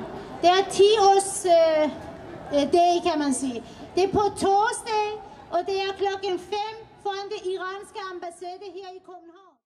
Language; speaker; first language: Danish; non-native, fluent; Persian